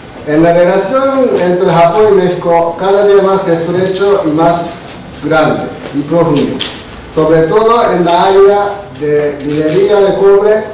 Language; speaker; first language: Spanish; non-native, fluent; Japanese